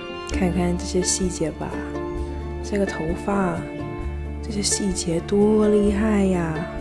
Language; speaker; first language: Chinese; non-native, local second language; English